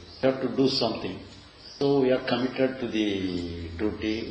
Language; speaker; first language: English; non-native, local second language; Tamil